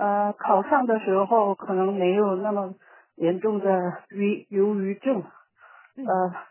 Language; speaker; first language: Chinese; non-native, learner; Korean